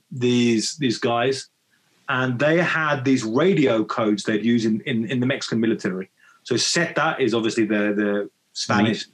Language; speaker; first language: English; native; English